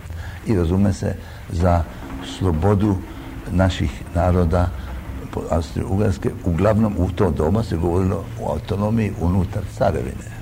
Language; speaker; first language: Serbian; early bilingual, heritage; Croatian